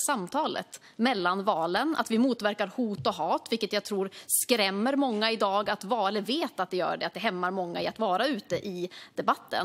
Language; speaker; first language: Swedish; native; Swedish